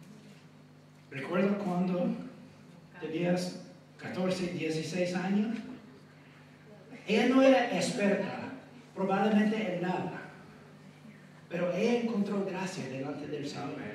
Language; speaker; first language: Spanish; non-native, fluent; English